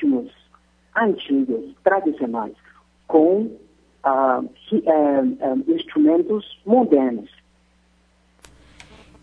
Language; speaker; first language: Portuguese; non-native, fluent; Yoruba